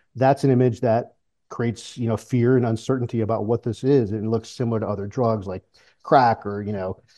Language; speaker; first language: English; native; English